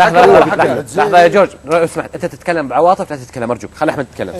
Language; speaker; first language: Arabic; native; Arabic